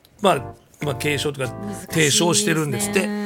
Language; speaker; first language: Japanese; native; Japanese